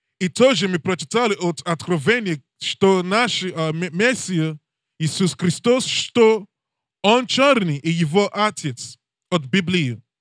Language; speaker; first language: Russian; non-native, learner; English